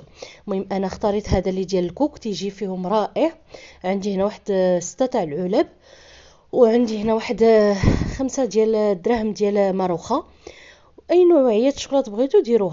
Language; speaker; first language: Arabic; native; Arabic